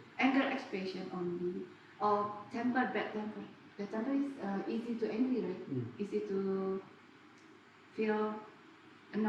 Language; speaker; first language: English; non-native, learner; Indonesian